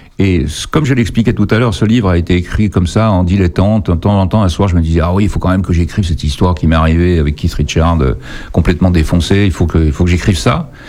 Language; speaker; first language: French; native; French